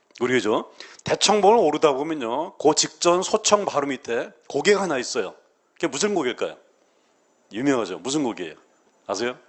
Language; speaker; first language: Korean; native; Korean